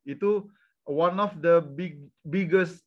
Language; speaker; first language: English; non-native, learner; Indonesian